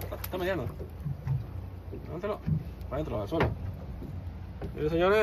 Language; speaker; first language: Spanish; native; Spanish